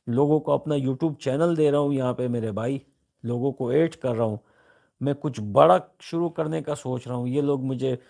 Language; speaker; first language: Urdu; non-native, local second language; Pashto